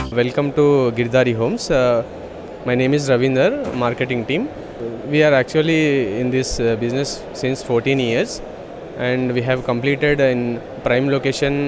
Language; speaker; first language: English; non-native, local second language; Telugu